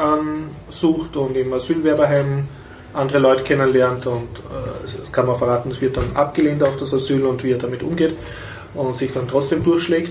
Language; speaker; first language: German; native; German